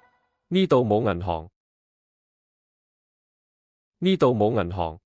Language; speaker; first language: Cantonese; non-native, learner; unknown